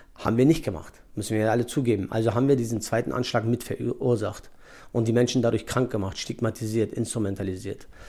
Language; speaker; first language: German; early bilingual, other home language; Turkish